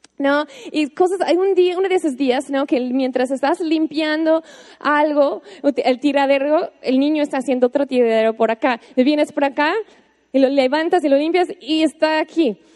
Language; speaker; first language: Spanish; non-native, fluent; English